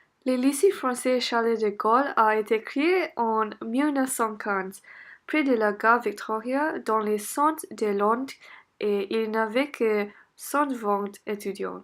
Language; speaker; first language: French; non-native, learner; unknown